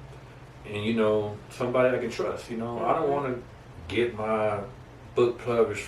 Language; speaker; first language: English; native; English